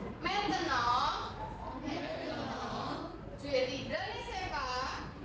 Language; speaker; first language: French; non-native, fluent; Indonesian